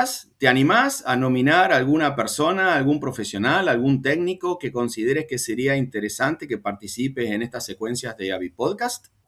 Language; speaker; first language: Spanish; native; Spanish